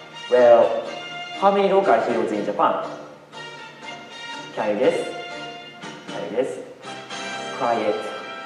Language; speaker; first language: English; non-native, learner; Japanese